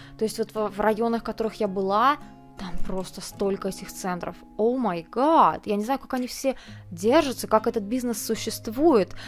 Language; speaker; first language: Russian; early bilingual, heritage; Russian